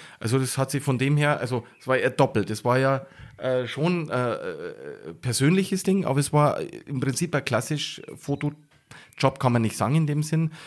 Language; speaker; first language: German; native; German